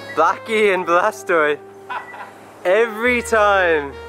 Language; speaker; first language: English; native; English